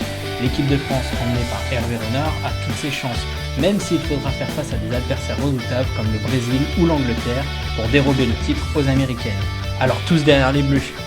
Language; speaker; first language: French; native; French